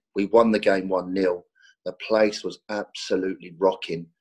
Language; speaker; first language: English; native; English